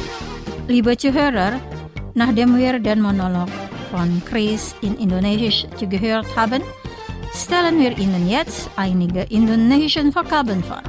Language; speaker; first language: German; non-native, fluent; Indonesian